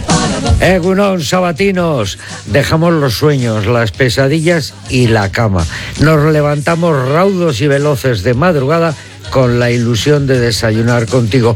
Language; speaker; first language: Spanish; native; Spanish